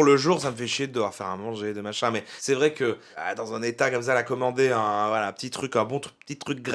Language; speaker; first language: French; native; French